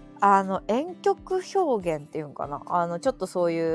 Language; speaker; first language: Japanese; native; Japanese